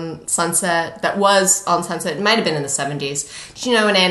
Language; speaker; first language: English; native; English